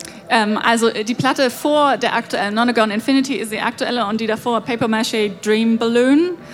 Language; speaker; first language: German; native; German